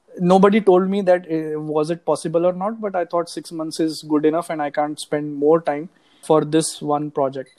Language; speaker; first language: English; non-native, local second language; Hindi